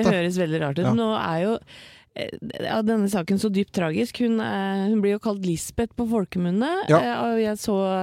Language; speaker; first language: Norwegian; native; Norwegian